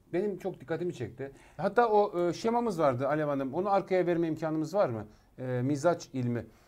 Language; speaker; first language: Turkish; native; Turkish